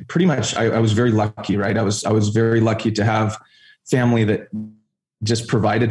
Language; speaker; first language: English; native; English